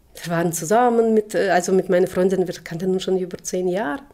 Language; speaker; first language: German; non-native, fluent; Russian